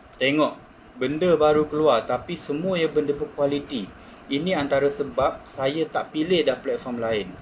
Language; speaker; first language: Malay; non-native, local second language; Chinese